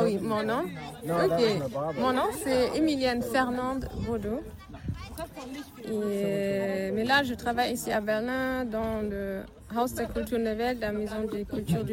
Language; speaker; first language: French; early bilingual, heritage; French